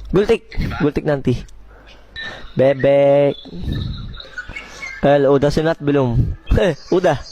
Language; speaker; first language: Indonesian; non-native, learner; Filipino